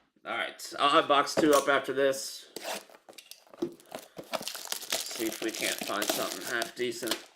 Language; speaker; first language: English; native; English